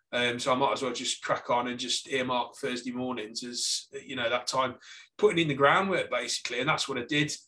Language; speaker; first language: English; native; English